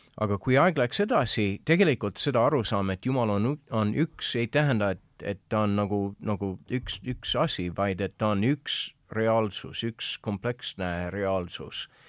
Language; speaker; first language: Estonian; non-native, fluent; English